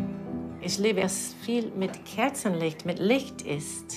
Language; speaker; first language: German; non-native, fluent; English